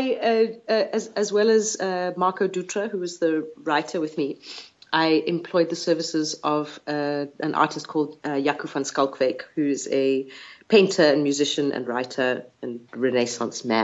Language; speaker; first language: English; native; English